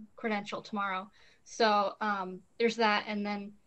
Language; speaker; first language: English; native; English